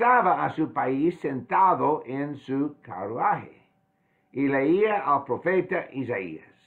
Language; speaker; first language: Spanish; non-native, fluent; English